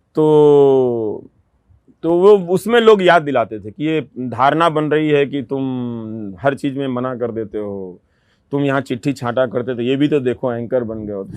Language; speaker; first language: Hindi; non-native, local second language; Bhojpuri